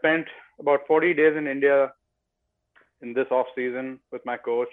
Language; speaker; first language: English; non-native, local second language; Bangla